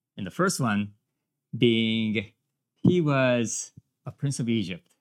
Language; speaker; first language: English; non-native, fluent; Japanese